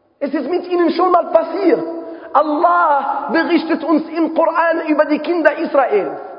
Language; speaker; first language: German; non-native, fluent; Arabic